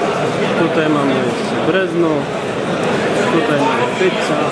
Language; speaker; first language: Polish; non-native, learner; Slovak